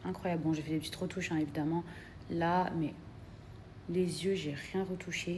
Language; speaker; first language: French; native; French